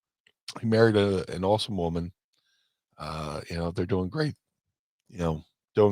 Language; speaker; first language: English; native; English